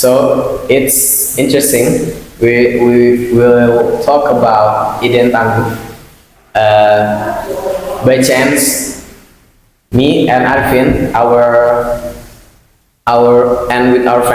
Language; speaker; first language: English; non-native, learner; Indonesian